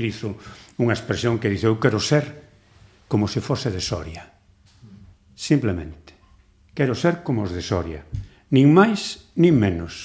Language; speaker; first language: Galician; native; Galician